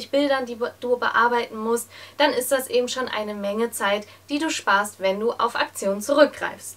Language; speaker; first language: German; native; German